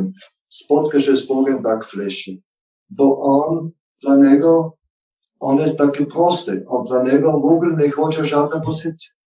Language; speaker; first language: Polish; non-native, learner; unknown